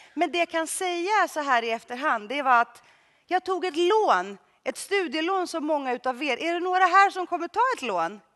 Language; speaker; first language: Swedish; early bilingual, other home language; Greek